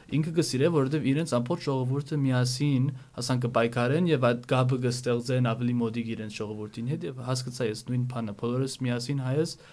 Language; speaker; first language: Armenian; early bilingual, heritage; Armenian